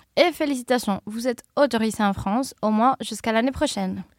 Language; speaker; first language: French; non-native, fluent; Spanish